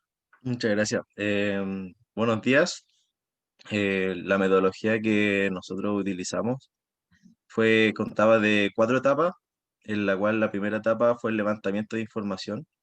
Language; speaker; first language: Spanish; native; Spanish